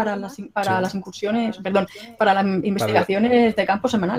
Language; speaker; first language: Spanish; native; Spanish